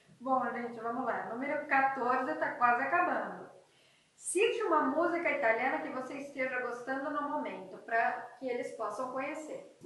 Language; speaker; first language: Portuguese; native; Portuguese